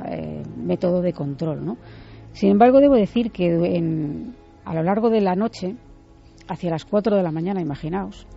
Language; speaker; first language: Spanish; native; Spanish